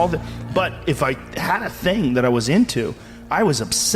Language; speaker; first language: English; native; English